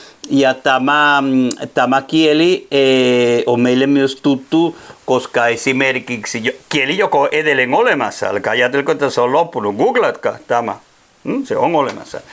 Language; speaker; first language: Finnish; non-native, fluent; Spanish